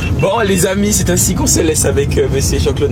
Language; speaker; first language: French; native; French